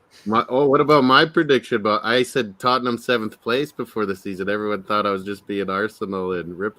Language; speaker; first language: English; native; English